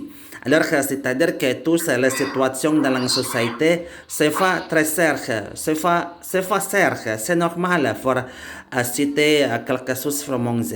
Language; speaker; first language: French; non-native, learner; Indonesian